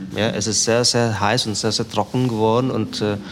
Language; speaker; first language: German; non-native, fluent; Indonesian